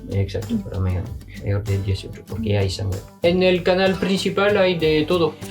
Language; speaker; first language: Spanish; non-native, fluent; French